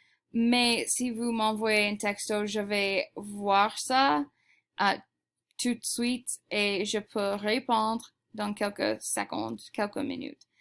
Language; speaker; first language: French; non-native, fluent; English